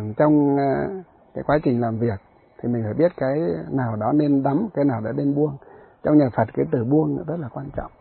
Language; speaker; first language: Vietnamese; non-native, local second language; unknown